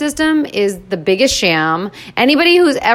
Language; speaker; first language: English; native; English